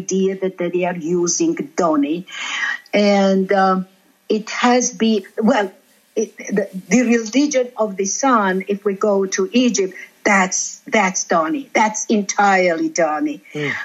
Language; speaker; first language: English; non-native, fluent; Georgian